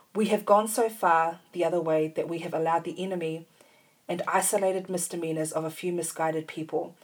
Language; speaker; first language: English; native; English